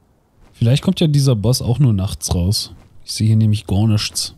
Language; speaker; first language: German; native; German